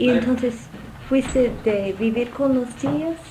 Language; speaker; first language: Spanish; non-native, fluent; English